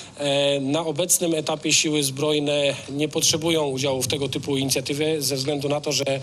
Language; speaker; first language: Polish; native; Polish